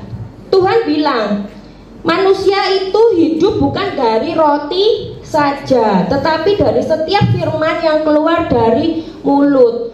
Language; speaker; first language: Indonesian; native; Indonesian